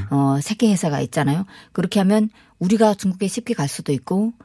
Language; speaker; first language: Korean; native; Korean